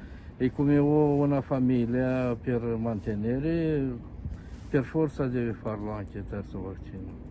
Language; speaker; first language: Italian; non-native, learner; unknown